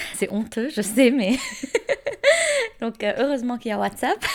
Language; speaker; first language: French; non-native, local second language; Arabic